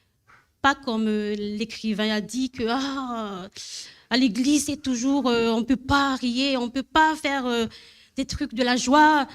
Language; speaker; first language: French; non-native, learner; Malagasy